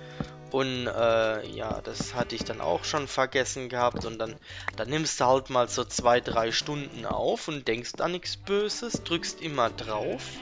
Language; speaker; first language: German; native; German